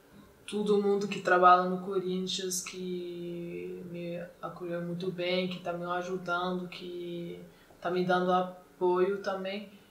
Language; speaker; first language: Portuguese; non-native, fluent; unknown